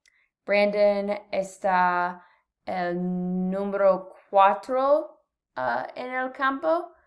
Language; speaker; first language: Spanish; non-native, learner; English